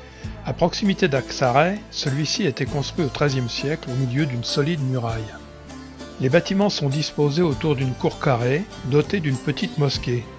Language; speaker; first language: French; native; French